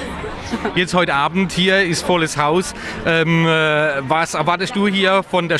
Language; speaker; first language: German; native; German